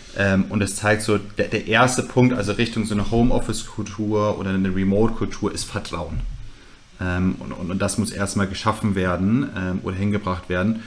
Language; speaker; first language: German; native; German